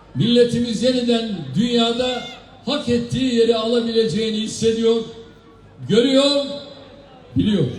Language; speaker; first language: Turkish; native; Turkish